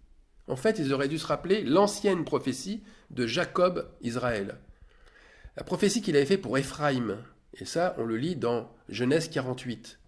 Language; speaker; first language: French; native; French